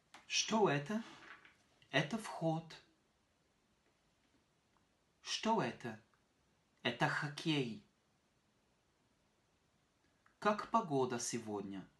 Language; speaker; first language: Russian; non-native, fluent; French